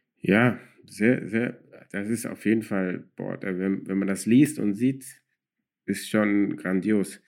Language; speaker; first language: German; early bilingual, other home language; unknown